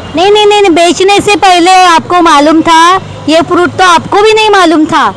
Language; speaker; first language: Hindi; non-native, local second language; Marathi